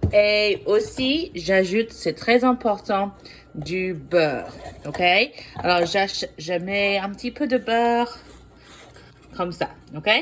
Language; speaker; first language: French; non-native, fluent; English